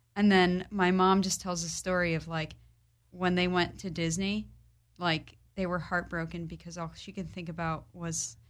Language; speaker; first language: English; early bilingual, other home language; Polish